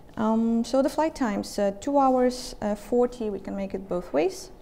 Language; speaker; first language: English; non-native, fluent; Estonian